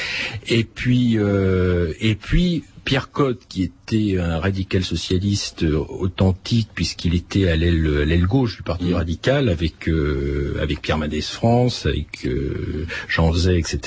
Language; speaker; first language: French; native; French